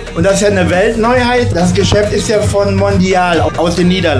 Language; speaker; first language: German; native; German